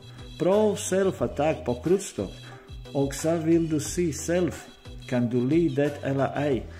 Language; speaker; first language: Swedish; non-native, learner; Danish